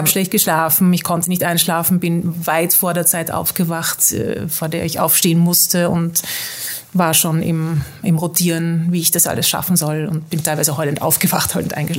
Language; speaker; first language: German; early bilingual, heritage; German